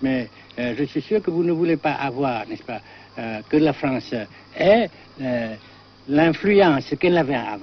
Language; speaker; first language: French; non-native, fluent; Vietnamese